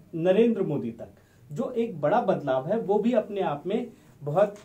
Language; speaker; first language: Hindi; native; Hindi